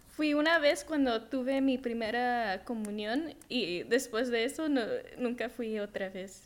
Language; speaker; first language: Spanish; early bilingual, heritage; Spanish